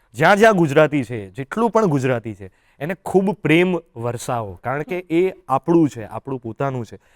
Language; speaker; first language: Gujarati; native; Gujarati